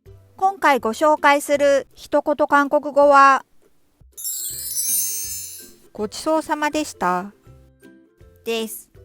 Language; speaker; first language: Japanese; non-native, fluent; Korean